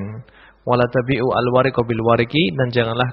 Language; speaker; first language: Indonesian; native; Indonesian